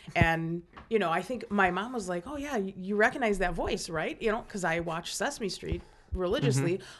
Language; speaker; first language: English; native; English